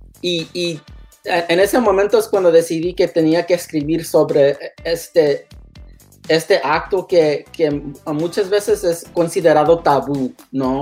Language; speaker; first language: Spanish; non-native, learner; English